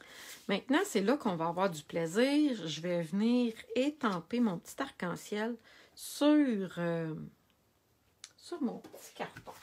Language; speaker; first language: French; native; French